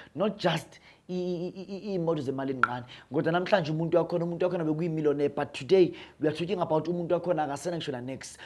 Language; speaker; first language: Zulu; non-native, local second language; Northern Sotho